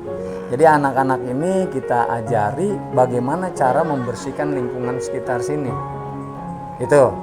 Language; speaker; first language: Indonesian; native; Indonesian